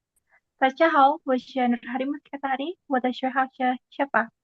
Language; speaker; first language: Chinese; non-native, learner; Indonesian